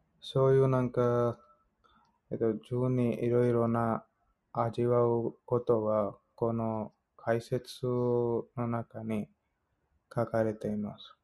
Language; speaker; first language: Japanese; non-native, learner; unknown